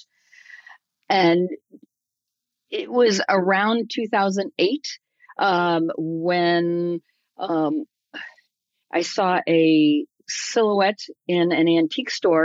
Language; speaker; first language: English; native; English